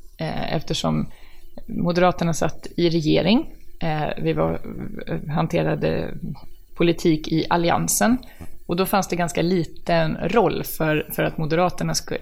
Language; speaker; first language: Swedish; native; Swedish